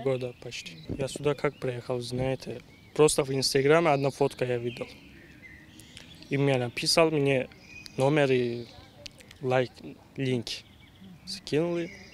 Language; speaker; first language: Russian; non-native, learner; Turkish